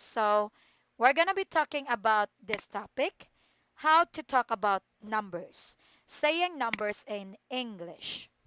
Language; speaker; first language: English; non-native, fluent; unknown